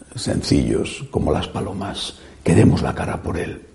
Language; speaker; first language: Spanish; native; Spanish